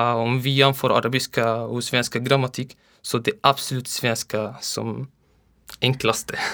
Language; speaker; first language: Swedish; non-native, learner; Arabic